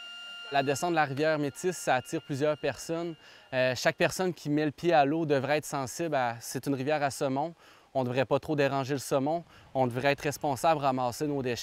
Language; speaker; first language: French; native; French